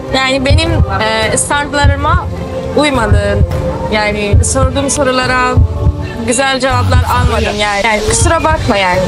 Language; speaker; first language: Turkish; early bilingual, heritage; Turkish